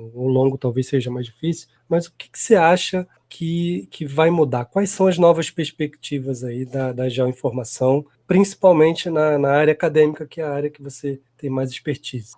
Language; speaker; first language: Portuguese; native; Portuguese